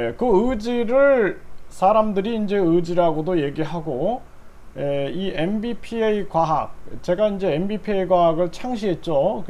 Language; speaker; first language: Korean; native; Korean